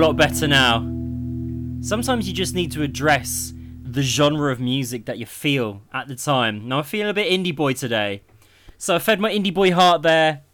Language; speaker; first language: English; native; English